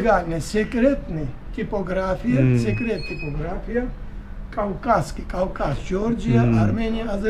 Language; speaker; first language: Russian; non-native, local second language; Georgian